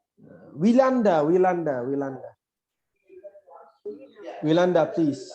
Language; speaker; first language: English; non-native, fluent; Indonesian